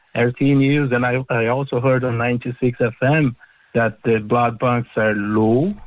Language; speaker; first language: English; non-native, fluent; Portuguese